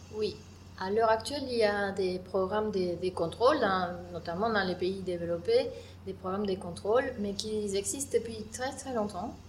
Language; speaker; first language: French; non-native, fluent; Spanish